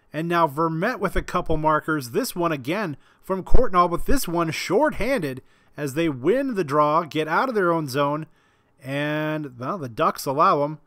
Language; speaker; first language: English; native; English